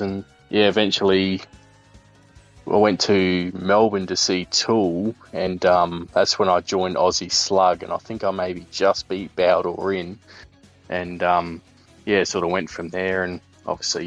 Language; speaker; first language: English; native; English